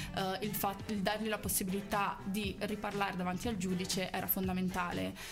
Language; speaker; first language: Italian; early bilingual, other home language; Arabic